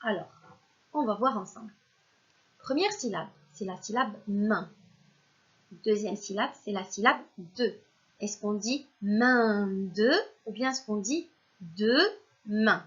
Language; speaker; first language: French; non-native, local second language; Arabic